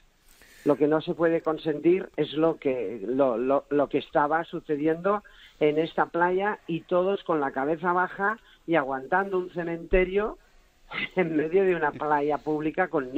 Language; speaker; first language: Spanish; native; Spanish